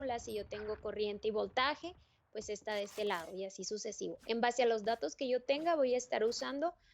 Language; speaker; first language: Spanish; native; Spanish